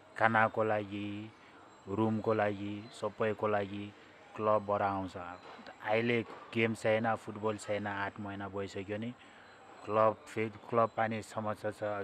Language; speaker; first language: Nepali; non-native, learner; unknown